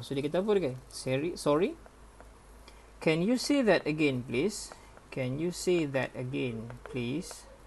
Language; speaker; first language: English; non-native, local second language; Malay